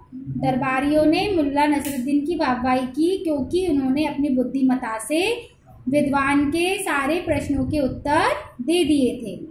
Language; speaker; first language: Hindi; native; Hindi